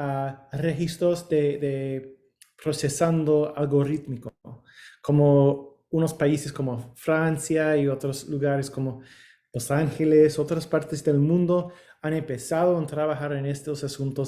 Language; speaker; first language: Spanish; non-native, learner; English